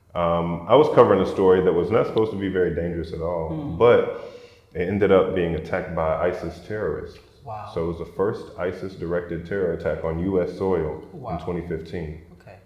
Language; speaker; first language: English; native; English